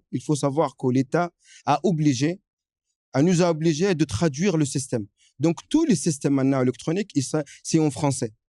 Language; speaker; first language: French; non-native, fluent; Arabic